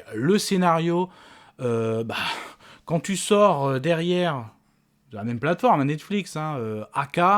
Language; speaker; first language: French; native; French